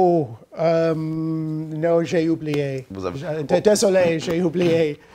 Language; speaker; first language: French; non-native, learner; English